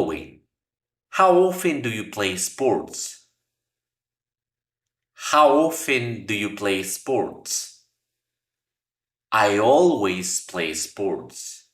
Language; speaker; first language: English; non-native, fluent; Spanish